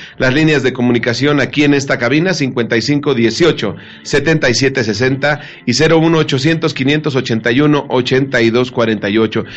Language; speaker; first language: Spanish; native; Spanish